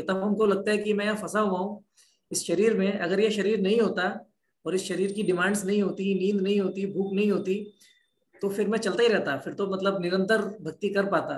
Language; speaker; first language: Hindi; native; Hindi